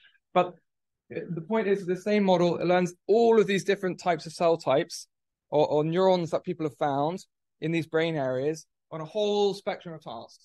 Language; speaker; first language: English; native; English